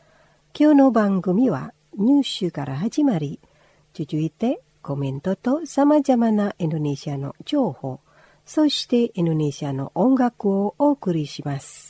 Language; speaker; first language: Japanese; non-native, fluent; Indonesian